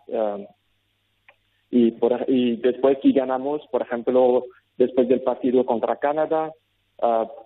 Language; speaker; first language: Spanish; non-native, learner; Arabic